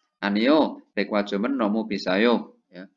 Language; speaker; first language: Korean; non-native, fluent; Indonesian